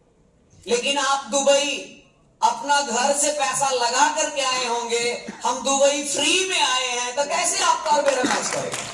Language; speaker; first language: Hindi; native; Hindi